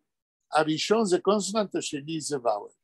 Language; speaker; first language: Hebrew; non-native, fluent; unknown